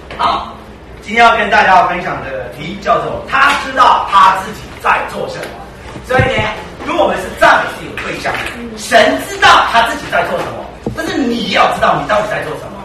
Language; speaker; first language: Chinese; early bilingual, heritage; Chinese